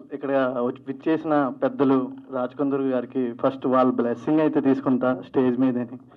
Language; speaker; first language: Telugu; native; Telugu